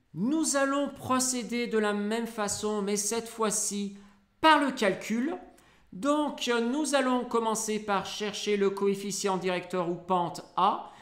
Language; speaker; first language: French; native; French